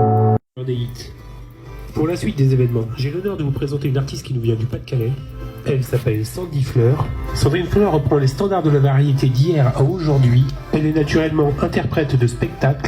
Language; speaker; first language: French; native; French